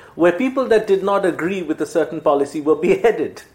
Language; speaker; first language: English; non-native, local second language; Bangla